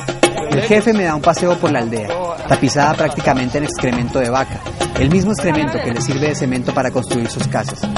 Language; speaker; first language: Spanish; native; Spanish